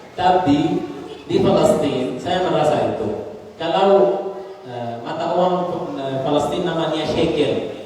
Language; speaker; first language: Indonesian; non-native, learner; Arabic